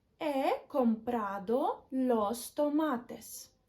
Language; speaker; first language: Spanish; non-native, learner; Ukrainian